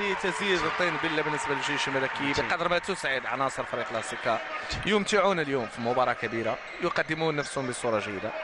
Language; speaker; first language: Arabic; native; Arabic